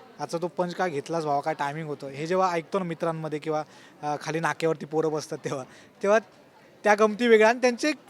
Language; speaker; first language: Marathi; native; Marathi